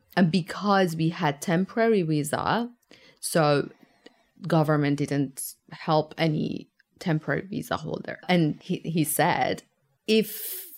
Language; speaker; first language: English; non-native, fluent; Persian